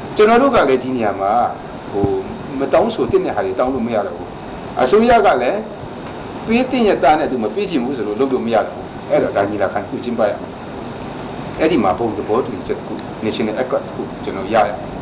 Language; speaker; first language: Burmese; non-native, local second language; Kachin